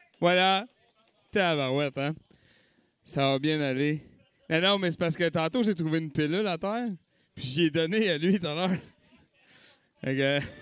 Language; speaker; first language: French; native; French